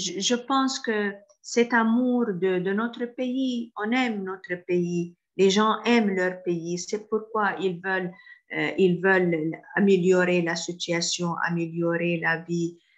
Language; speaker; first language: French; non-native, fluent; Arabic